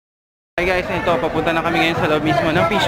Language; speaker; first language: Filipino; native; Filipino